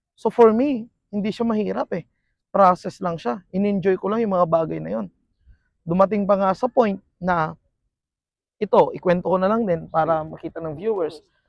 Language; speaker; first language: Filipino; non-native, local second language; Iloko